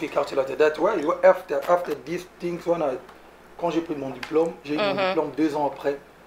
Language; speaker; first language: French; non-native, local second language; Lingala